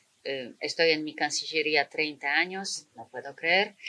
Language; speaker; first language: Spanish; non-native, fluent; Polish